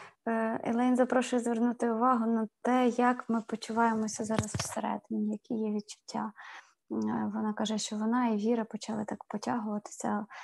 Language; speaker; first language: Ukrainian; native; Ukrainian